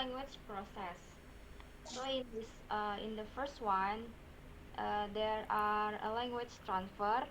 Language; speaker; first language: English; non-native, learner; Indonesian